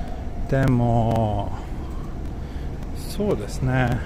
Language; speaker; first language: Japanese; non-native, fluent; Swedish